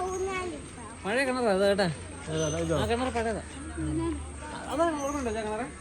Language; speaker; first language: Malayalam; native; Malayalam